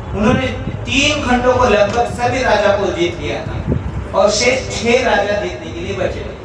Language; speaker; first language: Hindi; non-native, local second language; Marathi